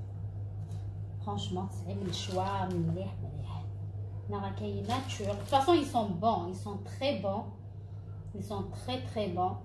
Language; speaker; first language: French; non-native, local second language; Arabic